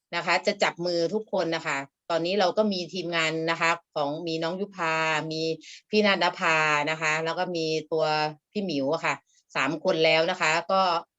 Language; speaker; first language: Thai; native; Thai